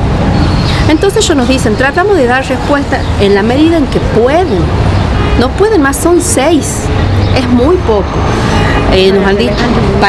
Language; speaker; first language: Spanish; native; Spanish